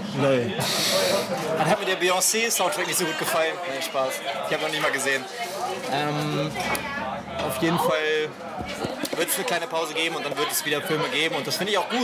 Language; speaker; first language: German; native; German